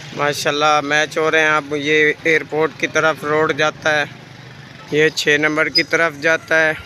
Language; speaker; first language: Urdu; non-native, local second language; Saraiki